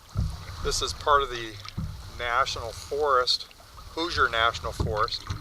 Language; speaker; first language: English; native; English